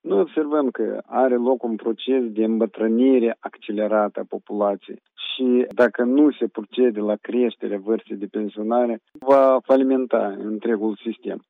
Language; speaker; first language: Romanian; native; Romanian